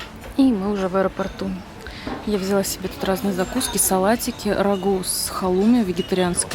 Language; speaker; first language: Russian; native; Russian